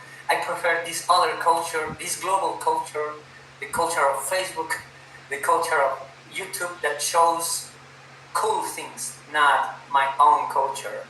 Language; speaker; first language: English; non-native, fluent; Spanish